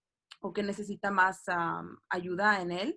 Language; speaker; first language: Spanish; early bilingual, heritage; Spanish